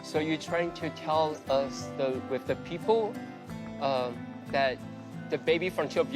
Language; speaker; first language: English; non-native, fluent; Chinese